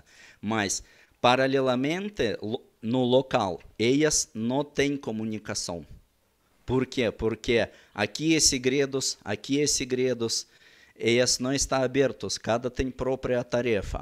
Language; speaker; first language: Portuguese; non-native, learner; Russian